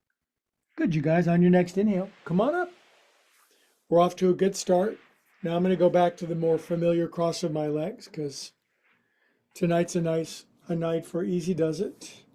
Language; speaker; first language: English; native; English